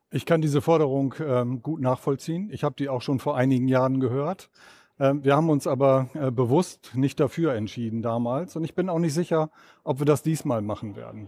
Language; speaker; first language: German; native; German